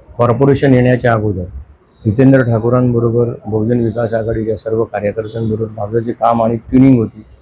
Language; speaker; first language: Marathi; native; Marathi